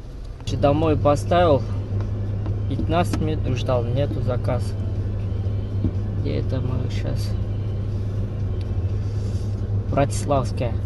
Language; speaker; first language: Russian; non-native, learner; Kyrgyz